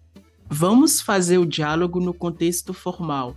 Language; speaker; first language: Portuguese; non-native, fluent; French